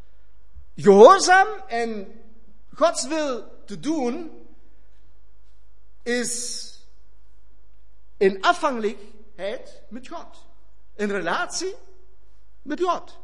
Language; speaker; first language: Dutch; non-native, fluent; German